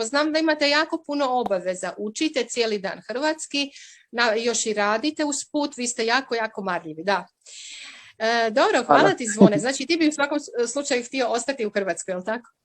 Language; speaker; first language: Croatian; native; Croatian